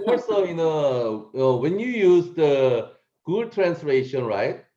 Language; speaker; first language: English; non-native, learner; Korean